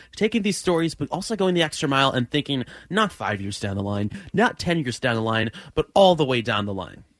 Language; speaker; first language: English; native; English